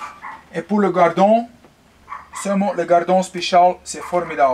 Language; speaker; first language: French; non-native, local second language; Dutch